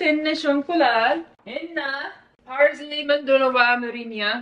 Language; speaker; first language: Amharic; non-native, learner; Arabic